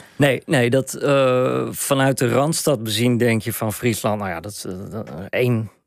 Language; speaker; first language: Dutch; native; Dutch